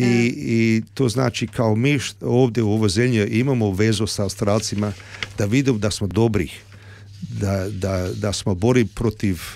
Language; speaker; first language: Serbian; early bilingual, heritage; Croatian